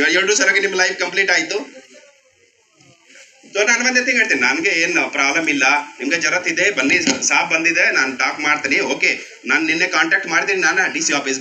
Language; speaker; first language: Kannada; non-native, learner; Hindi